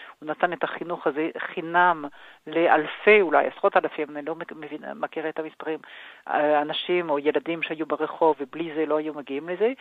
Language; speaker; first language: Hebrew; non-native, fluent; French